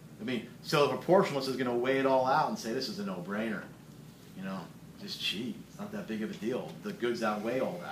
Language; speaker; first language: English; native; English